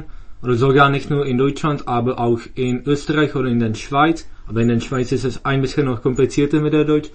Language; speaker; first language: German; non-native, fluent; Czech